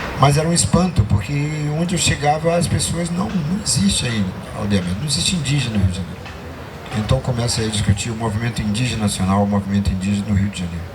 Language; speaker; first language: Portuguese; non-native, local second language; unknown